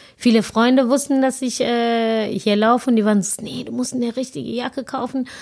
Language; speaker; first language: German; non-native, fluent; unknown